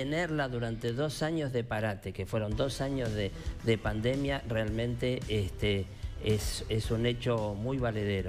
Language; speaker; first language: Spanish; native; Spanish